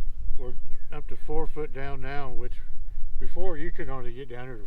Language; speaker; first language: English; native; English